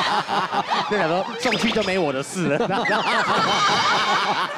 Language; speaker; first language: Chinese; native; Chinese